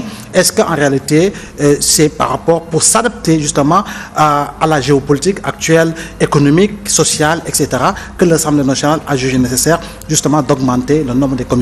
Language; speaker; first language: French; non-native, local second language; Wolof